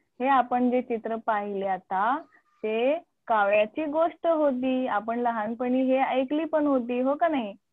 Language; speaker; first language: Marathi; non-native, local second language; Urdu